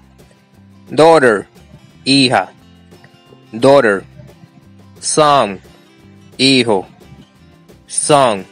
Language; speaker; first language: Spanish; native; Spanish